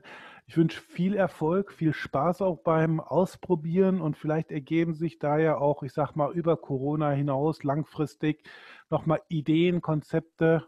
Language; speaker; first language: German; native; German